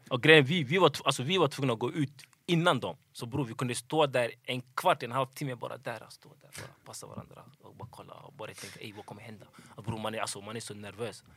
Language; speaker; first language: Swedish; early bilingual, other home language; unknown